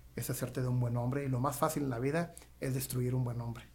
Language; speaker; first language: Spanish; native; Spanish